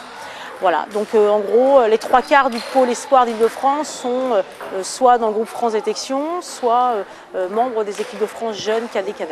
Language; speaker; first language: French; native; French